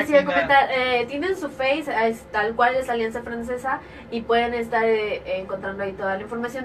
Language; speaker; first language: Spanish; native; Spanish